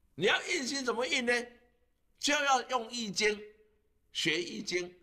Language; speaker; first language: Chinese; native; Chinese